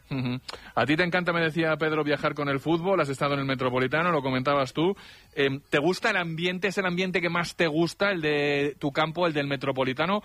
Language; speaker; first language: Spanish; native; Spanish